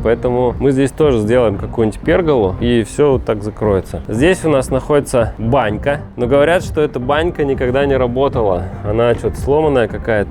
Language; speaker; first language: Russian; native; Russian